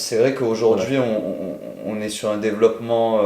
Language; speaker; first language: French; native; French